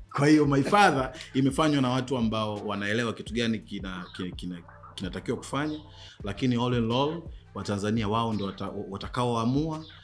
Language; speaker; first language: Swahili; native; Swahili